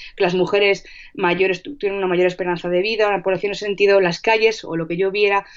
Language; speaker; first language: Spanish; non-native, fluent; Russian